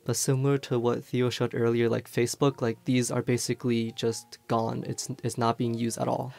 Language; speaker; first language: English; early bilingual, other home language; Chinese